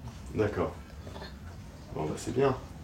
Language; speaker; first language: French; native; French